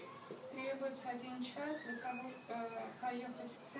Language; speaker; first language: Russian; native; Russian